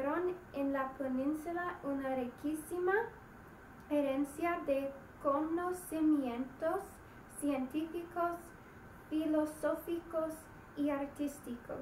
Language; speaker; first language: Spanish; non-native, learner; English